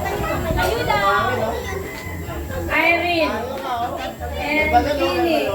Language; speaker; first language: Filipino; native; Filipino